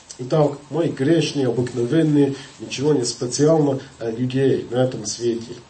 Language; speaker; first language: Russian; non-native, fluent; English